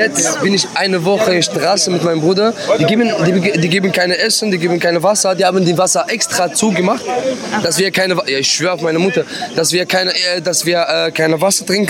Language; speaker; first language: German; non-native, fluent; Arabic